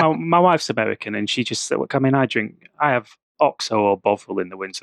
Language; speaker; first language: English; native; English